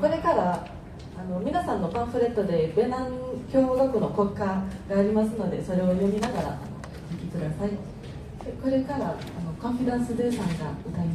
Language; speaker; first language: Japanese; non-native, fluent; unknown